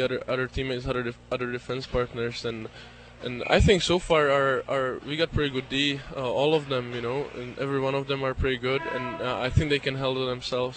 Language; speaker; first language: English; non-native, fluent; Czech